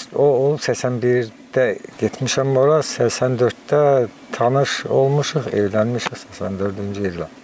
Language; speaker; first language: Azerbaijani; non-native, local second language; Avaric